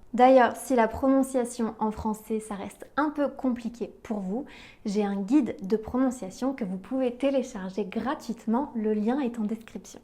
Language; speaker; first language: French; native; French